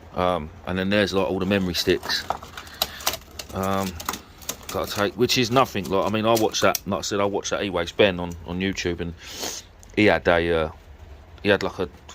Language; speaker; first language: English; native; English